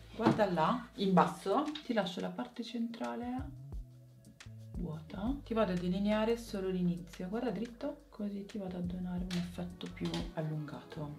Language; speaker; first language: Italian; native; Italian